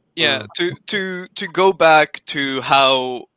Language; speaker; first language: English; non-native, fluent; Slovak